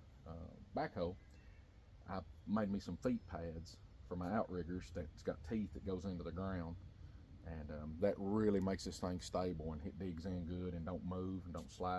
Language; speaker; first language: English; native; English